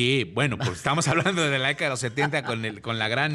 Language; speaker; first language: Spanish; native; Spanish